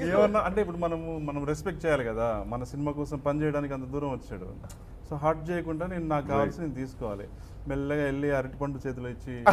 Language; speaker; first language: Telugu; native; Telugu